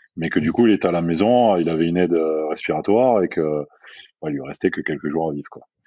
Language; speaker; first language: French; native; French